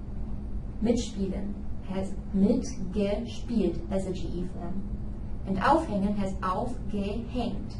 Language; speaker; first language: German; non-native, fluent; English